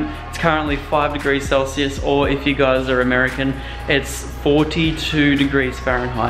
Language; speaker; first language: English; native; English